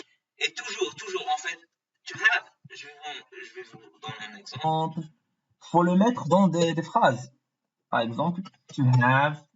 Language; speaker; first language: French; non-native, fluent; Arabic